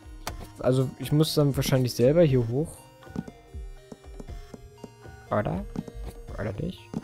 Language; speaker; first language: German; native; German